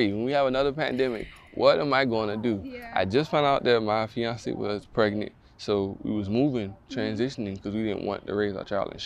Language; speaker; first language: English; native; English